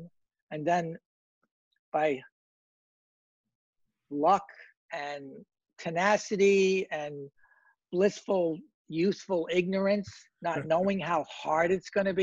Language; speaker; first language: English; native; English